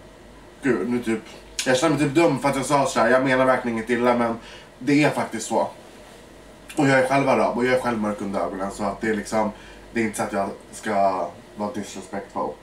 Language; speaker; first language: Swedish; early bilingual, other home language; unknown